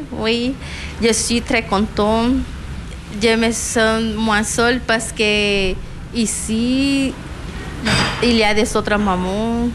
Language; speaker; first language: French; non-native, learner; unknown